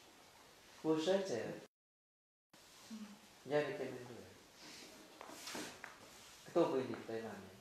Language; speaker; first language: Russian; non-native, learner; Thai